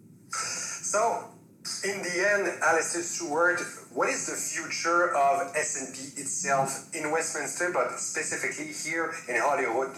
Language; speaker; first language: English; non-native, fluent; French